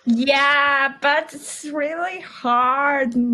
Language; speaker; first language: English; non-native, learner; Portuguese